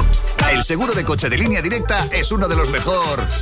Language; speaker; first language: Spanish; native; Spanish